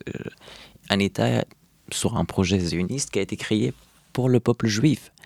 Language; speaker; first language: French; non-native, fluent; Arabic